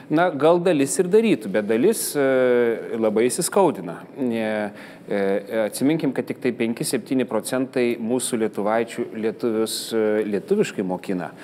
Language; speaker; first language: Lithuanian; native; Lithuanian